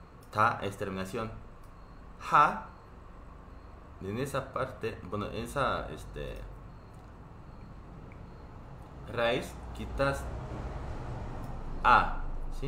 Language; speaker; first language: Spanish; non-native, fluent; Korean